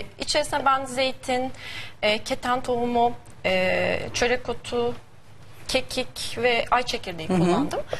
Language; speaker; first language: Turkish; native; Turkish